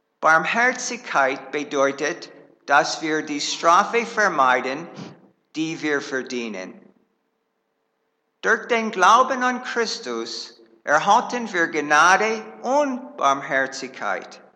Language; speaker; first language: German; non-native, fluent; English